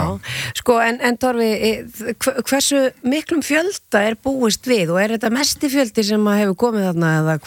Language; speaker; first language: Icelandic; native; Icelandic